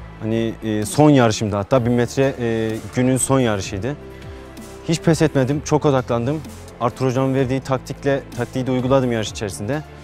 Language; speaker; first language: Turkish; native; Turkish